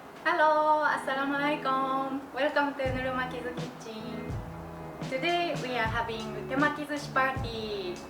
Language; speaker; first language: English; non-native, learner; Japanese